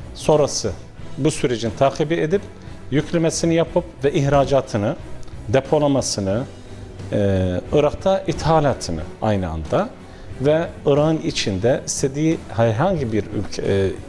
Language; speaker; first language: Turkish; early bilingual, heritage; Arabic